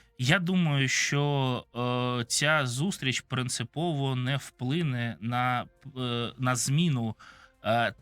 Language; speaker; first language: Ukrainian; non-native, local second language; Russian